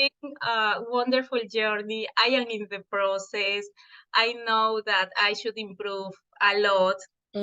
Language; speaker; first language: English; non-native, fluent; Spanish